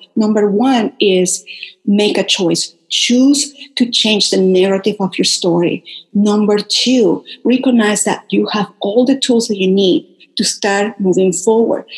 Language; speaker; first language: English; non-native, fluent; Spanish